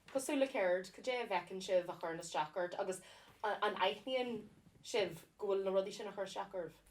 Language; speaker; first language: Irish; non-native, local second language; English